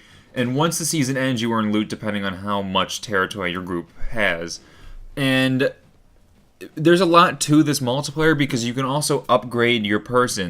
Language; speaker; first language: English; native; English